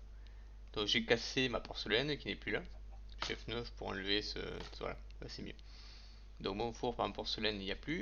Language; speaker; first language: French; native; French